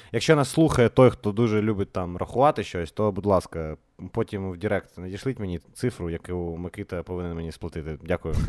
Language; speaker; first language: Ukrainian; non-native, local second language; Russian